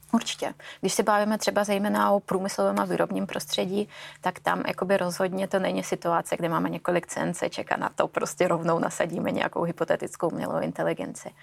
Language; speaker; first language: Czech; non-native, fluent; Russian